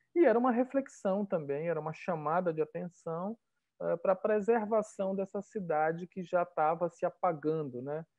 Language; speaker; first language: Portuguese; native; Portuguese